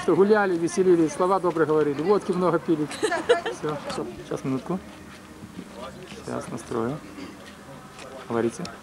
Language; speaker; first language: Russian; native; Russian